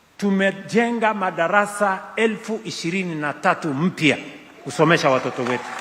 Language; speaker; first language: Swahili; non-native, local second language; Kalenjin